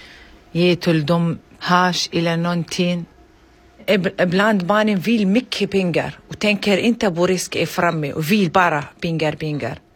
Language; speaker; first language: Swedish; non-native, learner; Arabic